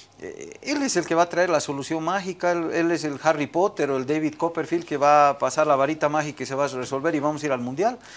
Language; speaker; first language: Spanish; native; Spanish